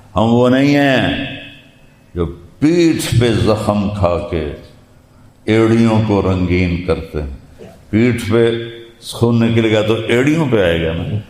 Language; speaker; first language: Urdu; non-native, local second language; Punjabi